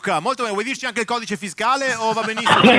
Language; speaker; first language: Italian; native; Italian